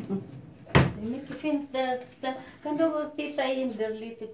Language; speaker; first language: Swedish; non-native, fluent; Filipino